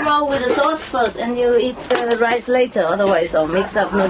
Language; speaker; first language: English; non-native, fluent; Vietnamese